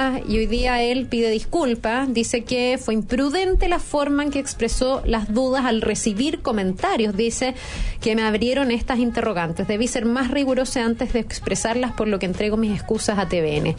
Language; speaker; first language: Spanish; native; Spanish